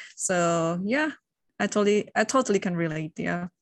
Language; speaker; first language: English; non-native, fluent; Indonesian